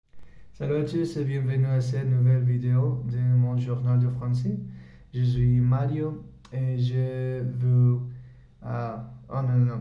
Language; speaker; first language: French; non-native, learner; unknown